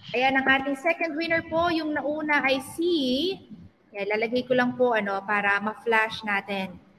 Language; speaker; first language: Filipino; non-native, local second language; Pampanga